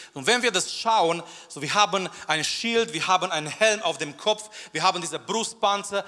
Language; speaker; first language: German; non-native, fluent; Romanian